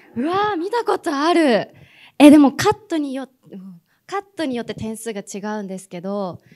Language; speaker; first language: Japanese; native; Japanese